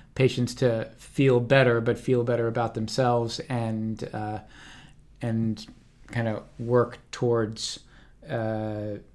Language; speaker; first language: English; native; English